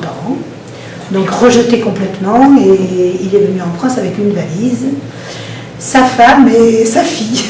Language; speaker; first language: French; early bilingual, other home language; Italian